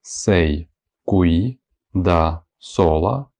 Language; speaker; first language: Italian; non-native, fluent; Ukrainian